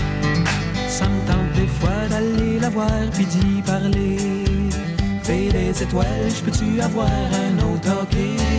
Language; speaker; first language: French; native; French